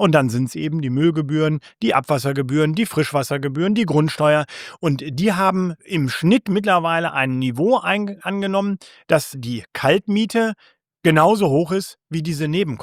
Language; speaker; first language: German; native; German